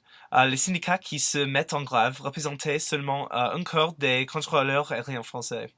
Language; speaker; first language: French; non-native, learner; English